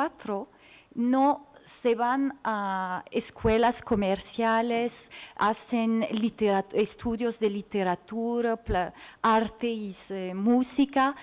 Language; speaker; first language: Spanish; non-native, learner; French